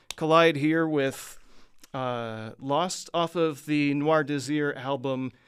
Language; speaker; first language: English; native; English